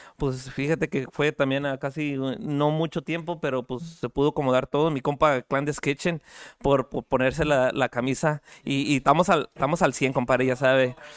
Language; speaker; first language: Spanish; early bilingual, heritage; Spanish